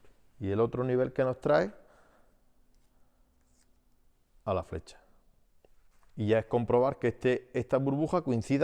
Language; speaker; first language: Spanish; native; Spanish